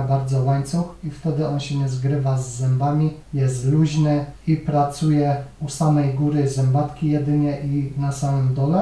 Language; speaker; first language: Polish; native; Polish